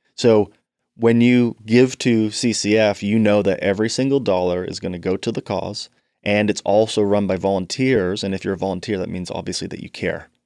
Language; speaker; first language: English; native; English